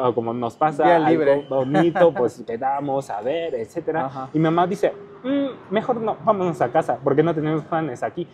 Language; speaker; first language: Spanish; non-native, fluent; Chinese